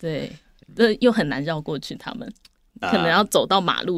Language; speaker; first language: Chinese; native; Chinese